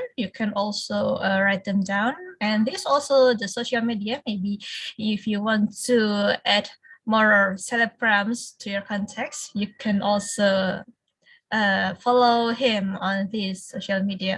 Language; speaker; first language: English; non-native, fluent; Indonesian